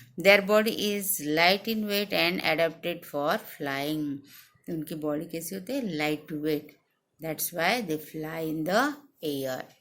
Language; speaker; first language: Hindi; non-native, local second language; Marathi